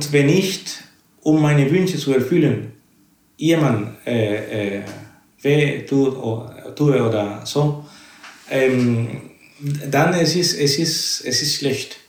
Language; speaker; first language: German; non-native, fluent; Spanish